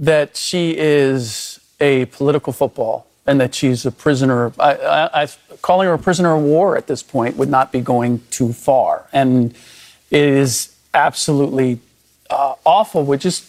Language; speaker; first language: English; early bilingual, other home language; German